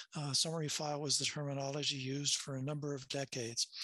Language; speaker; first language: English; native; English